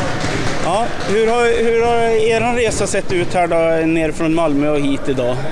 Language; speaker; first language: Swedish; native; Swedish